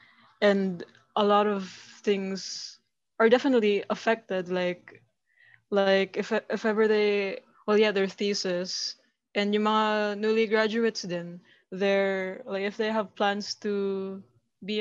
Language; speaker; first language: English; non-native, local second language; Filipino